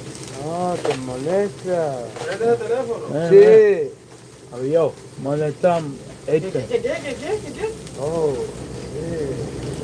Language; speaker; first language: Spanish; early bilingual, heritage; Spanish